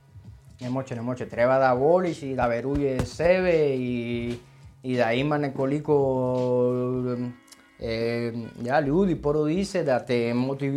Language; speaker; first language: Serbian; non-native, learner; Spanish